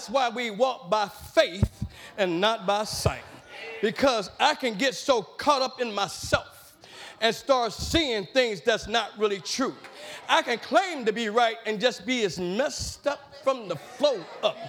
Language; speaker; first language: English; native; English